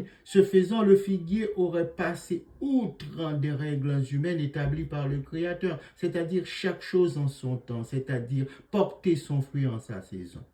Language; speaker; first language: French; native; French